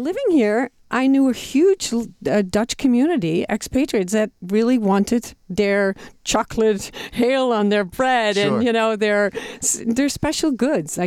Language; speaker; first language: English; non-native, fluent; Dutch